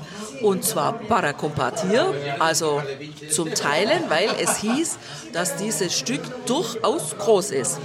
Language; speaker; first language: German; native; German